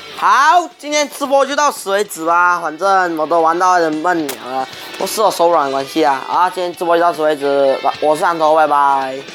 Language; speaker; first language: Chinese; native; Chinese